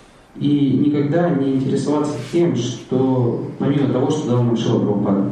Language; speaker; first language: Russian; native; Russian